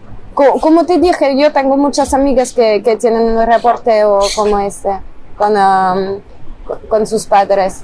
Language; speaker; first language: Spanish; non-native, fluent; French